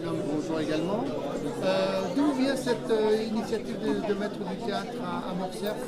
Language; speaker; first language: French; native; French